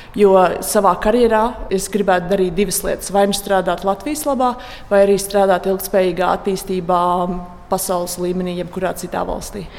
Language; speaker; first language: Latvian; native; Latvian